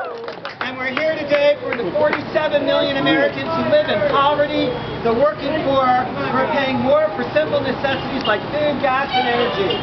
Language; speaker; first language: English; native; English